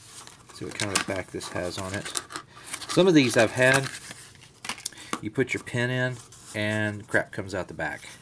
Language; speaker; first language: English; native; English